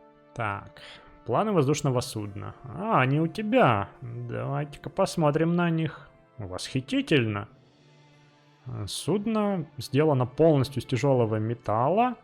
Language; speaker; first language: Russian; native; Russian